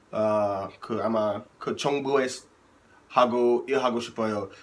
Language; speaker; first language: Korean; non-native, fluent; English